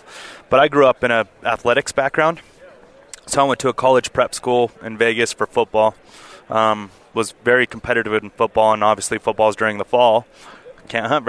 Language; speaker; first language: English; native; English